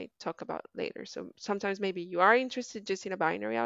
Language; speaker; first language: English; non-native, fluent; Spanish